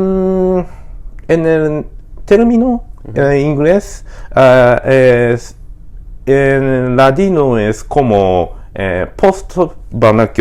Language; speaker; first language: Spanish; non-native, learner; Japanese